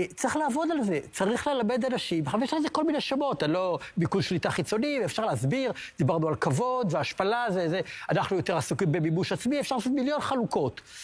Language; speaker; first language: Hebrew; native; Hebrew